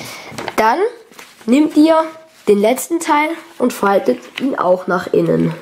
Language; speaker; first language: German; native; German